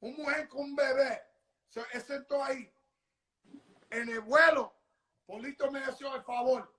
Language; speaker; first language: Spanish; early bilingual, heritage; English